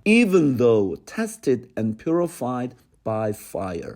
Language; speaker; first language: English; non-native, fluent; Korean